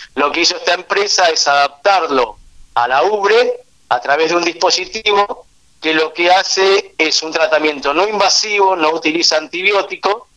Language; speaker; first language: Spanish; native; Spanish